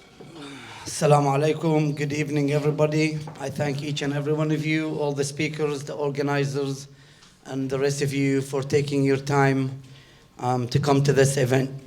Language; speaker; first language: English; non-native, fluent; Arabic